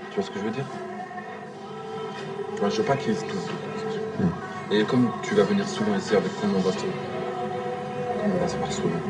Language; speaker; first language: French; native; French